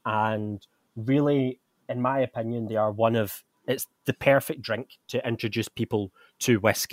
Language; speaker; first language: English; native; English